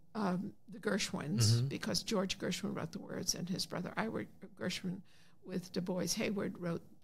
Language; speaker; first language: English; native; English